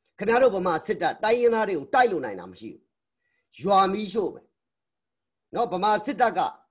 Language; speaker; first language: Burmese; native; Burmese